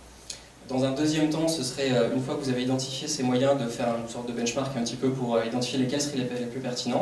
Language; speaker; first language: French; native; French